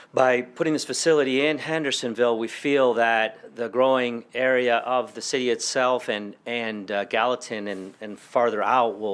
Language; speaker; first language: English; early bilingual, other home language; Spanish